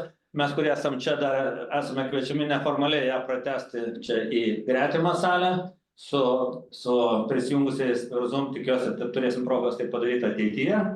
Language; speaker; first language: Lithuanian; native; Lithuanian